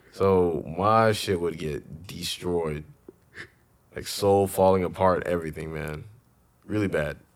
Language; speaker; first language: English; native; English